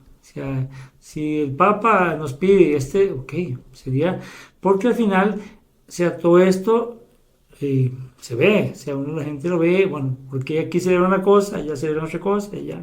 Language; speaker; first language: Spanish; native; Spanish